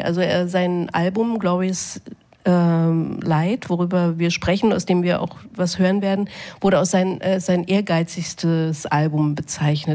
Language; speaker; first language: German; native; German